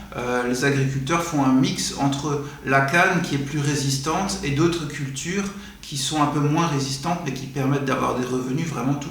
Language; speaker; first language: French; native; French